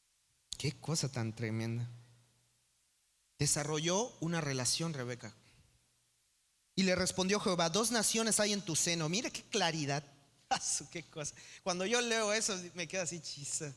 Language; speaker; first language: Spanish; native; Spanish